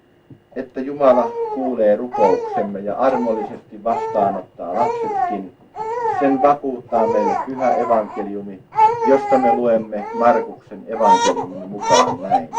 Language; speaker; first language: Finnish; native; Finnish